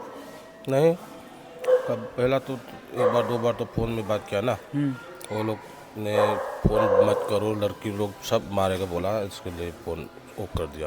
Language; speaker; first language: Hindi; non-native, local second language; Manipuri